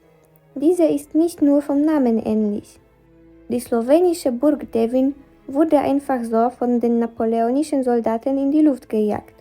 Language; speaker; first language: German; non-native, fluent; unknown